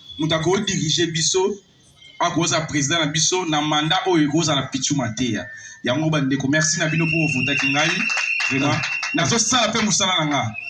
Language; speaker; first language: Lingala; non-native, local second language; Kongo